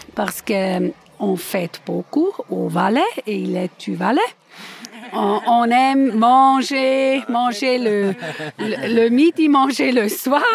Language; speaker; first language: French; non-native, learner; Swiss German